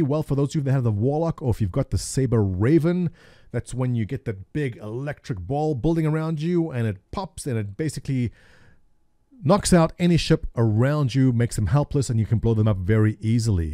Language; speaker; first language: English; native; English